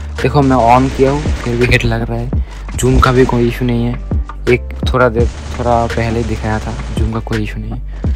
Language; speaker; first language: Hindi; non-native, local second language; Bangla